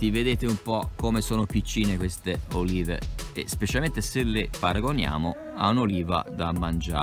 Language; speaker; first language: Italian; native; Italian